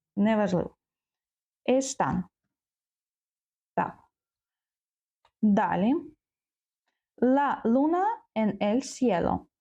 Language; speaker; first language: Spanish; non-native, learner; Ukrainian